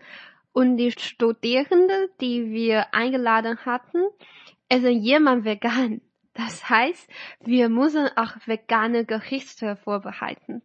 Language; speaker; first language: German; non-native, fluent; Chinese